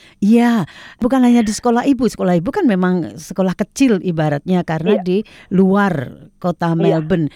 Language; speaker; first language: Indonesian; native; Indonesian